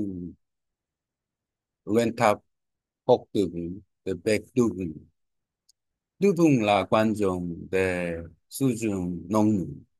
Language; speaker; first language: Vietnamese; non-native, learner; Korean